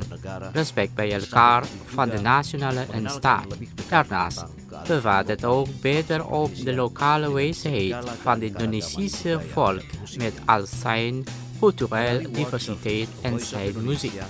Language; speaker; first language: Dutch; non-native, learner; Indonesian